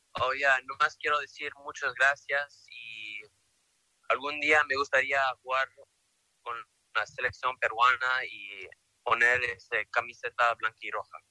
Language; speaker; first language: Spanish; early bilingual, heritage; Spanish